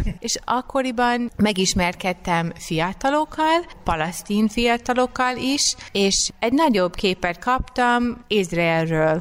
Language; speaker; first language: Hungarian; non-native, fluent; English